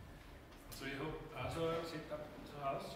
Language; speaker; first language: German; native; German